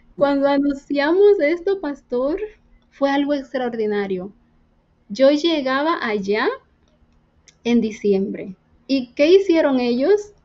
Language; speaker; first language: Spanish; native; Spanish